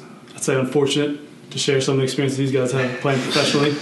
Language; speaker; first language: English; early bilingual, other home language; German